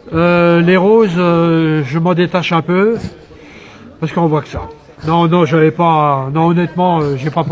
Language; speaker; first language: French; native; French